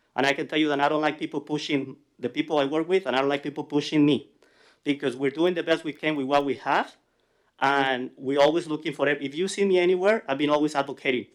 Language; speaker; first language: English; non-native, fluent; Spanish